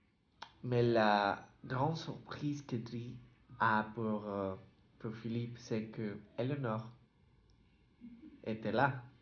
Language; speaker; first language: French; non-native, learner; Spanish